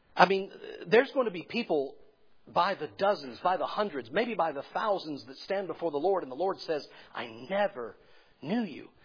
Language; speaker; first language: English; native; English